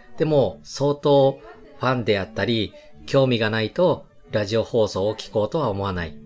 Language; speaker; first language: Japanese; native; Japanese